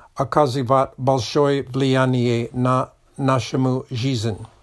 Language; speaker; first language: Russian; non-native, learner; English